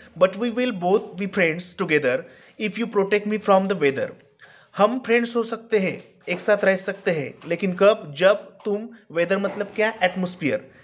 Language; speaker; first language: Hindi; non-native, local second language; Marathi